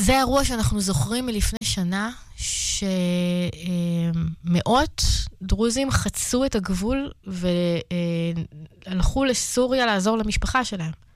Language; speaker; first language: Hebrew; native; Hebrew